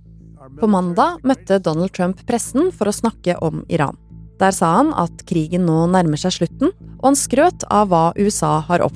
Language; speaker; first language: Norwegian; native; Norwegian